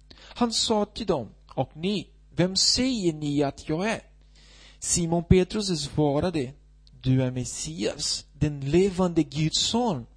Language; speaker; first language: Swedish; non-native, fluent; Portuguese